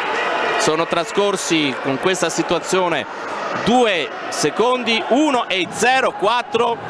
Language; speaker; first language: Italian; native; Italian